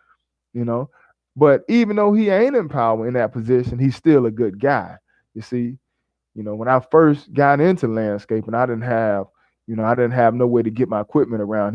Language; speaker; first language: English; native; English